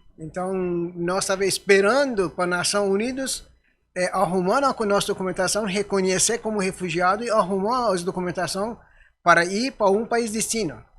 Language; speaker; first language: Portuguese; non-native, fluent; Persian